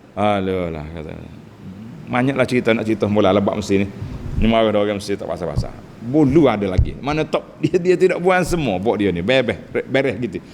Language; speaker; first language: Malay; native; Malay